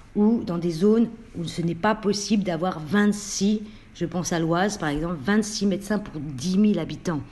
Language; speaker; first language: French; native; French